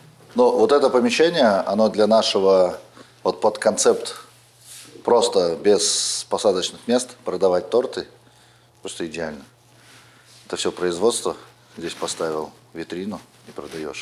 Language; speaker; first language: Russian; native; Russian